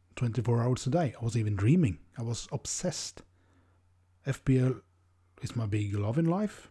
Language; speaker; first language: English; non-native, fluent; Norwegian